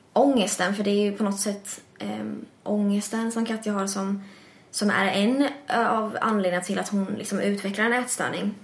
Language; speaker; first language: Swedish; early bilingual, other home language; English